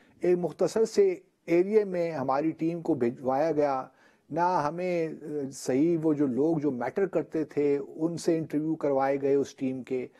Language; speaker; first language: Urdu; native; Urdu